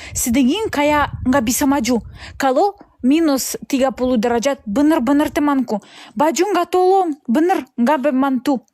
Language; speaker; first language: Indonesian; non-native, learner; Russian